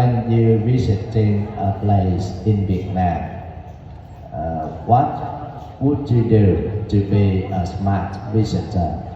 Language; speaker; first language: English; non-native, learner; Vietnamese